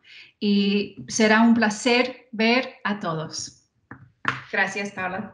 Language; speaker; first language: Spanish; non-native, fluent; English